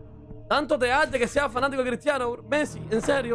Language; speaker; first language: Spanish; native; Spanish